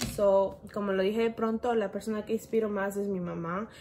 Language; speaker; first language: Spanish; early bilingual, heritage; Spanish